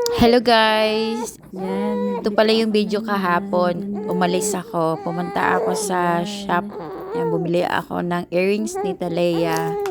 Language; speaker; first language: Filipino; native; Filipino